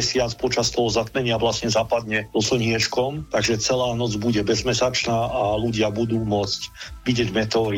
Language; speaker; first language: Slovak; native; Slovak